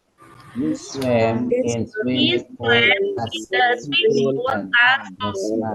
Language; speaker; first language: English; non-native, learner; Indonesian